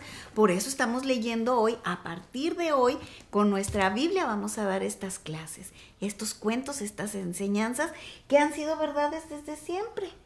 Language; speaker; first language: Spanish; native; Spanish